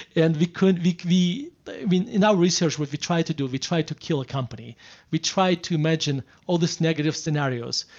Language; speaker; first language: English; non-native, fluent; Russian